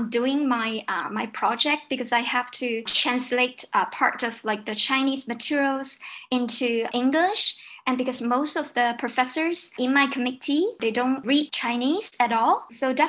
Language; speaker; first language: English; non-native, fluent; Cantonese